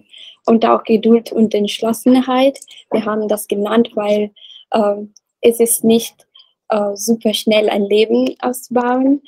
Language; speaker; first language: German; non-native, learner; Italian